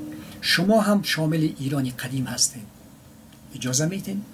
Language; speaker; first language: Persian; native; Persian